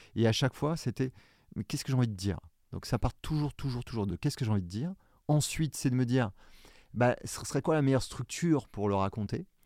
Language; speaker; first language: French; native; French